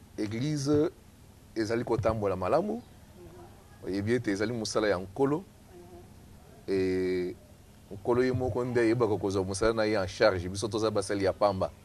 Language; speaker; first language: Lingala; native; Lingala